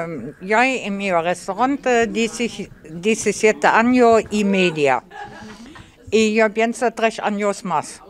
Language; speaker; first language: Spanish; non-native, learner; German